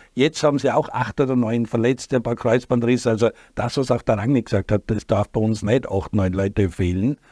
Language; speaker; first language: German; native; German